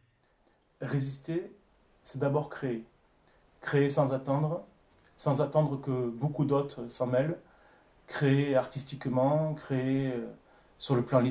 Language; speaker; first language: French; native; French